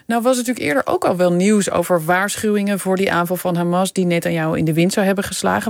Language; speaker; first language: Dutch; native; Dutch